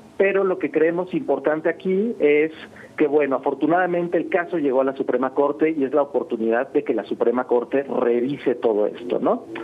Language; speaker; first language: Spanish; native; Spanish